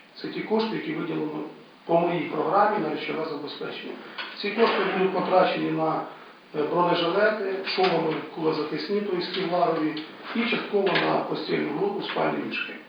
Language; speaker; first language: Ukrainian; non-native, local second language; Russian